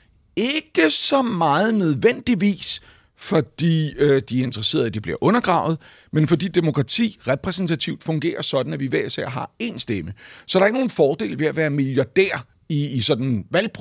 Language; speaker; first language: Danish; native; Danish